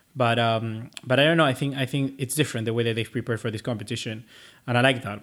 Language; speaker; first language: English; non-native, fluent; Spanish